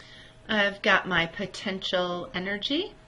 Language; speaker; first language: English; native; English